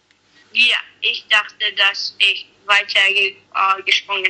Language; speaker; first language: German; non-native, learner; English